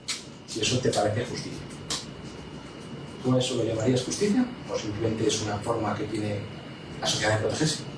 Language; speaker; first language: Spanish; native; Spanish